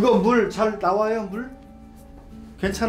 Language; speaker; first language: Korean; native; Korean